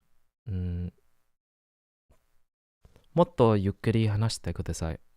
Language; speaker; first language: Japanese; non-native, learner; English